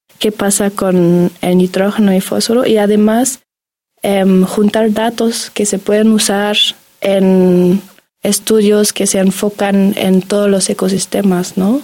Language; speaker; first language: Spanish; non-native, fluent; German